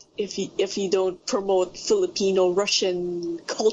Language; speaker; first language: English; non-native, local second language; Filipino